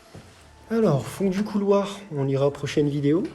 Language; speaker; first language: French; native; French